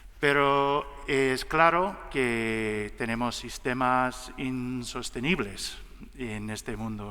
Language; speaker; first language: Spanish; non-native, learner; English